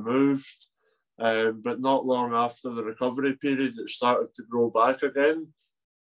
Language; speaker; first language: English; native; English